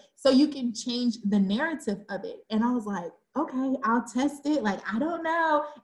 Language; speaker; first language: English; native; English